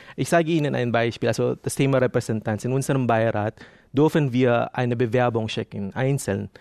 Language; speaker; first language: German; non-native, fluent; Filipino